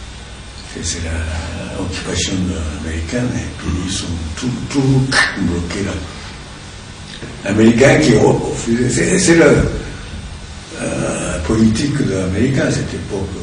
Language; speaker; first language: French; non-native, learner; Japanese